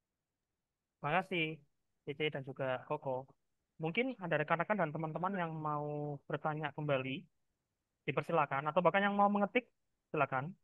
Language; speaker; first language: Indonesian; native; Indonesian